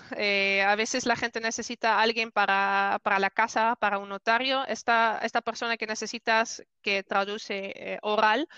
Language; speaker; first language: Spanish; non-native, fluent; Dutch